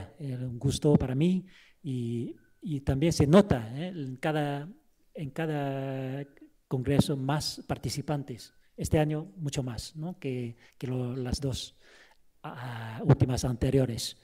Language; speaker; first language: Spanish; non-native, fluent; Chinese